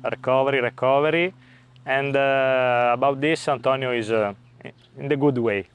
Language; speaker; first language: English; non-native, learner; Italian